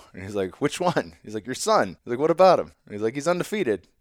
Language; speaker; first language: English; native; English